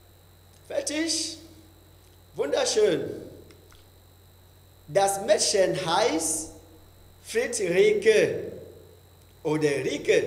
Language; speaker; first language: German; non-native, fluent; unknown